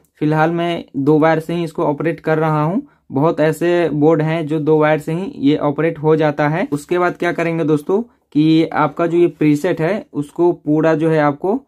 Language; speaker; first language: Hindi; native; Hindi